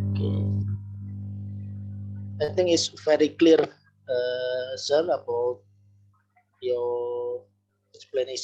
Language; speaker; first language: English; non-native, learner; Indonesian